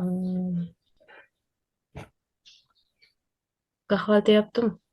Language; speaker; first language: Turkish; non-native, learner; Uzbek